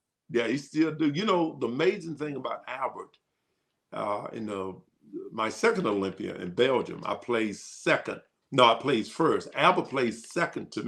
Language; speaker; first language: English; native; English